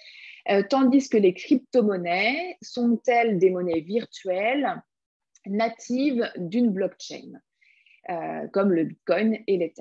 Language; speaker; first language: French; native; French